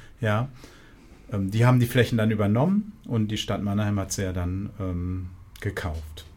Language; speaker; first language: German; native; German